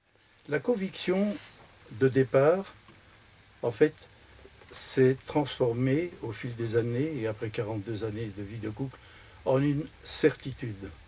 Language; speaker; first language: French; native; French